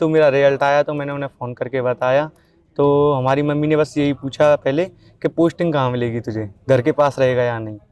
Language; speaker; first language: Hindi; native; Hindi